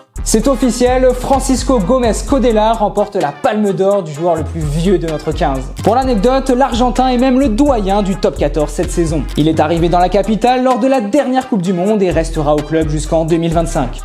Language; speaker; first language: French; native; French